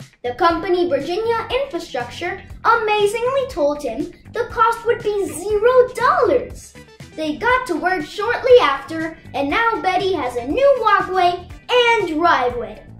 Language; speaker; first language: English; native; English